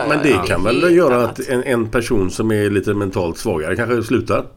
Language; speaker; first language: Swedish; native; Swedish